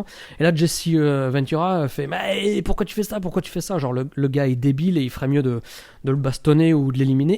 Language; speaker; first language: French; native; French